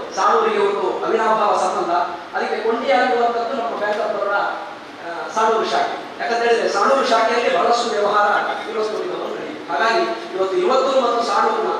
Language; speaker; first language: Kannada; non-native, local second language; Tulu